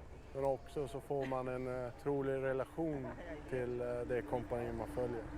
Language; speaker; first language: Swedish; native; Swedish